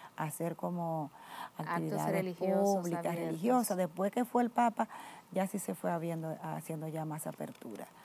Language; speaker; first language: Spanish; native; Spanish